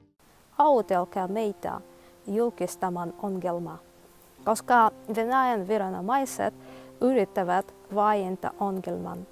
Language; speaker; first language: Finnish; non-native, fluent; Russian